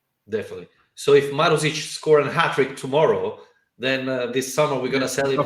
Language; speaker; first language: English; non-native, fluent; Italian